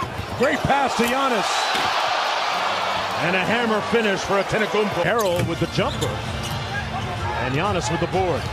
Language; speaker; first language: English; native; English